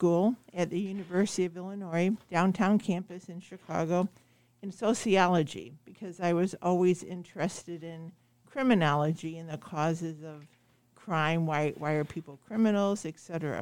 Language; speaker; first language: English; native; English